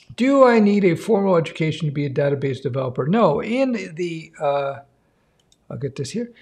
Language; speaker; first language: English; native; English